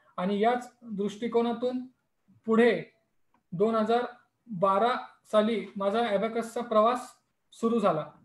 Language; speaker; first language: Marathi; non-native, local second language; Hindi